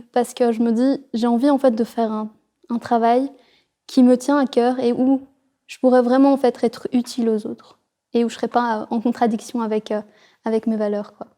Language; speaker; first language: French; native; French